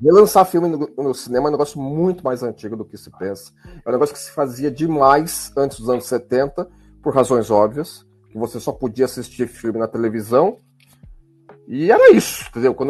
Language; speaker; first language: Portuguese; native; Portuguese